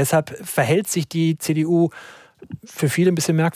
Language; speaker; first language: German; native; German